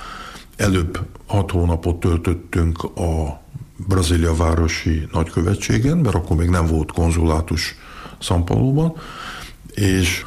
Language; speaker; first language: Hungarian; early bilingual, heritage; Hungarian